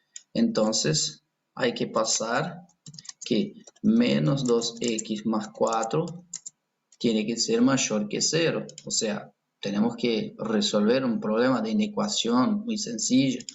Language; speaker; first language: Spanish; non-native, fluent; Portuguese